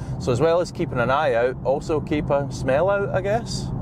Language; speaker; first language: English; native; English